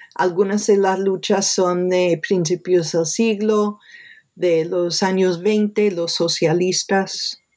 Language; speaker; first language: Spanish; non-native, fluent; English